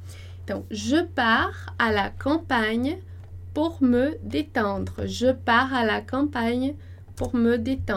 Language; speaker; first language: French; non-native, fluent; Portuguese